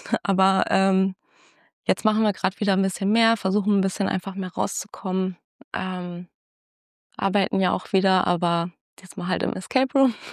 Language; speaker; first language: German; native; German